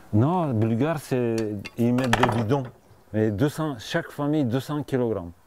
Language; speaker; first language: French; non-native, fluent; Bulgarian